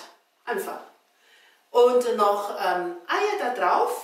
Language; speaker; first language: German; non-native, learner; Chinese